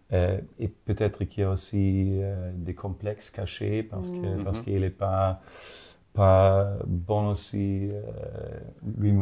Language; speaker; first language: French; non-native, fluent; German